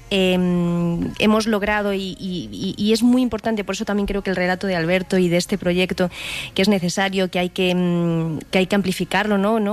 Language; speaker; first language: Spanish; native; Spanish